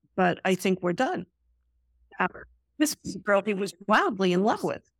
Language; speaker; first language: English; native; English